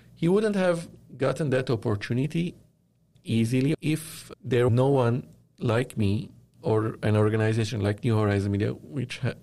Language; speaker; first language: English; non-native, fluent; Arabic